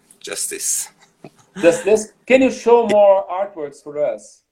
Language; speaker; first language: English; non-native, fluent; Portuguese